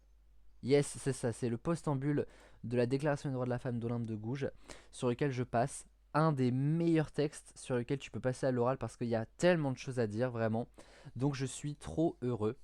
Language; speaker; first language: French; native; French